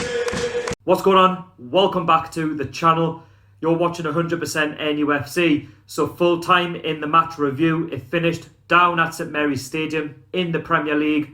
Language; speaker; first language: English; native; English